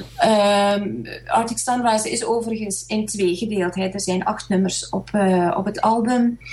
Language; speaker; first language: Dutch; early bilingual, other home language; Hungarian